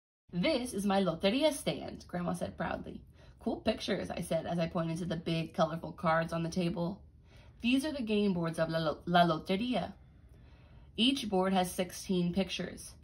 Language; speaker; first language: English; native; English